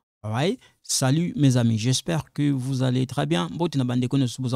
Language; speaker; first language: French; non-native, local second language; Lingala